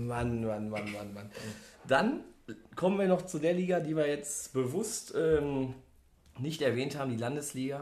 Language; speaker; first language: German; native; German